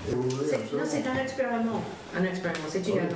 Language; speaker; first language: French; non-native, fluent; English